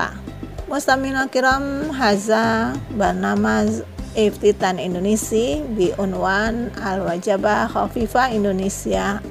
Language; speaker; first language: Arabic; non-native, learner; Indonesian